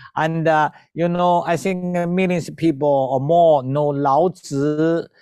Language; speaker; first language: English; non-native, learner; Chinese